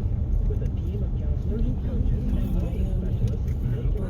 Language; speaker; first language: English; native; English